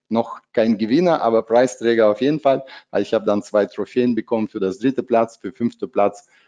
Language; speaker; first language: German; non-native, fluent; Russian